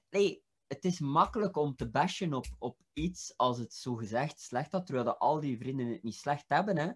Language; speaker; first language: Dutch; early bilingual, other home language; Punjabi